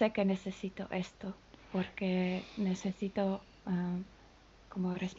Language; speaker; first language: Spanish; non-native, fluent; French